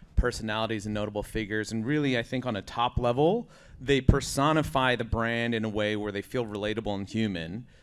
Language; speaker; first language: English; native; English